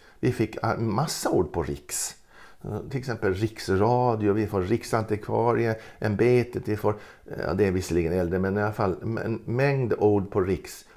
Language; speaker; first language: Swedish; native; Swedish